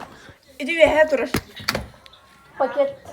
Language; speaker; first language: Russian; non-native, local second language; Yakut